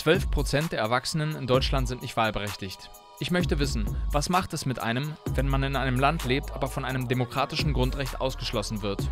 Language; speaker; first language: German; native; German